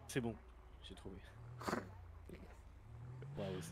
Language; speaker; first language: French; native; French